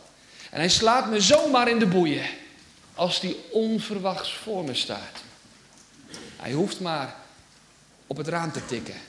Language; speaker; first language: Dutch; native; Dutch